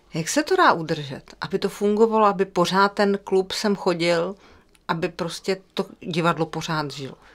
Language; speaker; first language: Czech; native; Czech